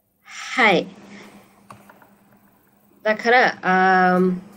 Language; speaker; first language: Japanese; non-native, learner; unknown